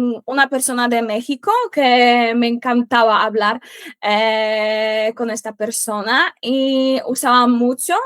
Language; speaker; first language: Spanish; non-native, fluent; Polish